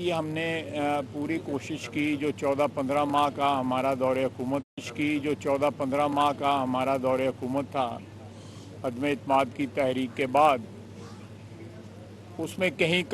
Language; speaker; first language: Urdu; non-native, local second language; Punjabi